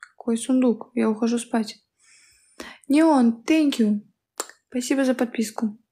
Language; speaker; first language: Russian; native; Russian